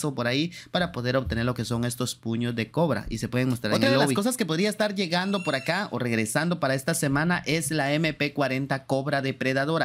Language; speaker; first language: Spanish; native; Spanish